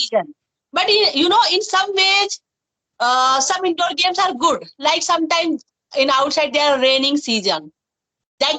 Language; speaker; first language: English; non-native, fluent; Hindi